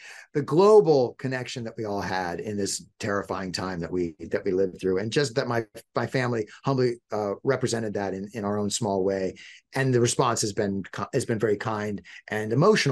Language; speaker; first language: English; native; English